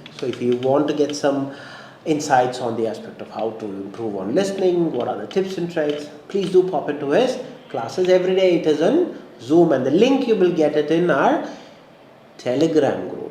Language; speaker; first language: English; non-native, local second language; Malayalam